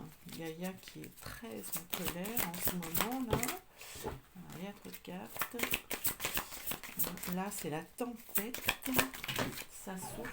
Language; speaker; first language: French; native; French